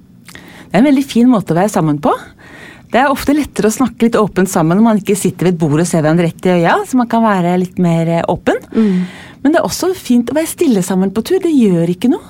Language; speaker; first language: Norwegian; native; Norwegian